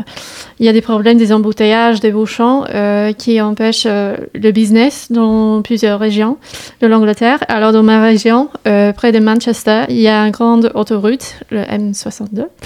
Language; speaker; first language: French; non-native, learner; English